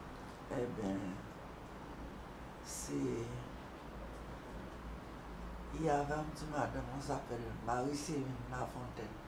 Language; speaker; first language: French; non-native, local second language; Guadeloupean Creole French